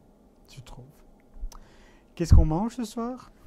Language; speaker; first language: French; native; French